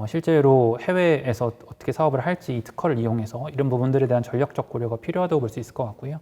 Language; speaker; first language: Korean; native; Korean